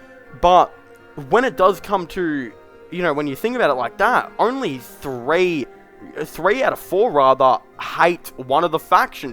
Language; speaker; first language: English; native; English